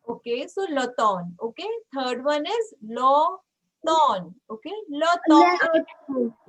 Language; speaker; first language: English; non-native, local second language; Hindi